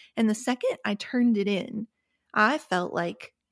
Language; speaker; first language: English; native; English